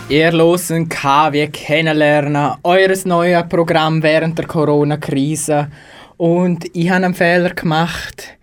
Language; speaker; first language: German; native; German